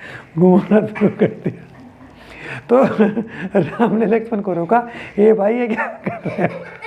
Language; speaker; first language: Hindi; native; Hindi